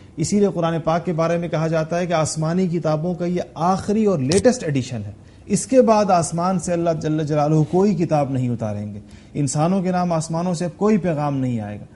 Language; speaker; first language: Urdu; non-native, local second language; Pashto